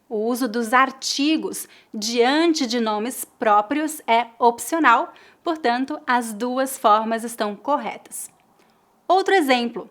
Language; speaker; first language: Portuguese; native; Portuguese